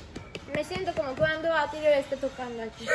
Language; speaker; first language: Spanish; non-native, learner; Japanese